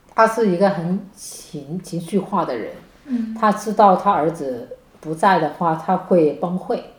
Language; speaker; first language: Chinese; non-native, local second language; Cantonese